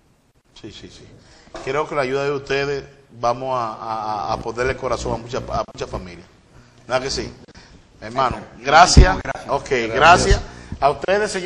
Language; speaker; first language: Spanish; native; Spanish